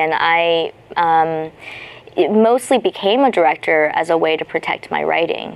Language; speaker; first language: English; native; English